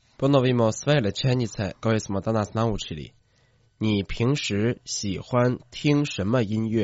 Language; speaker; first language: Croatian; non-native, fluent; Chinese